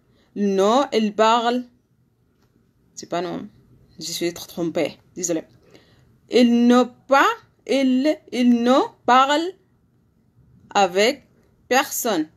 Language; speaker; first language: French; non-native, learner; Arabic